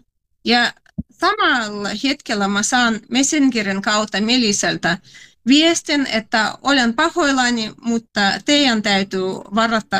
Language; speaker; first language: Finnish; non-native, fluent; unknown